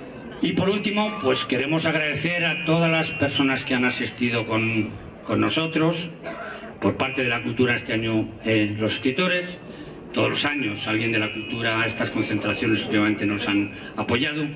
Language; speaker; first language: Spanish; native; Spanish